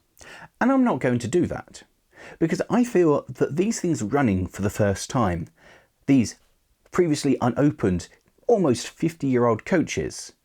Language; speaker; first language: English; native; English